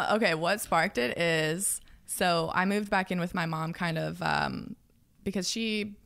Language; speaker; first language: English; native; English